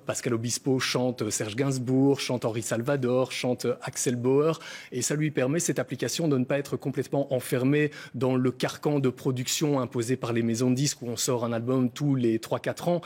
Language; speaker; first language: French; native; French